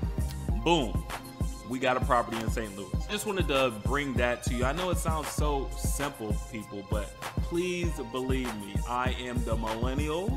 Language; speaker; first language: English; native; English